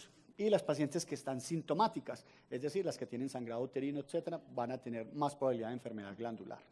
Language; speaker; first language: Spanish; native; Spanish